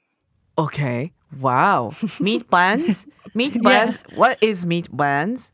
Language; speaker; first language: English; non-native, learner; Japanese